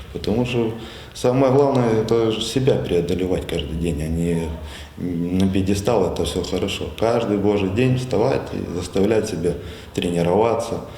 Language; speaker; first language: Russian; native; Russian